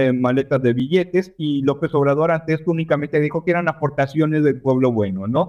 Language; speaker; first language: Spanish; native; Spanish